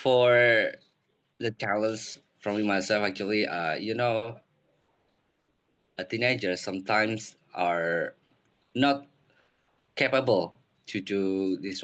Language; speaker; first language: English; non-native, learner; Indonesian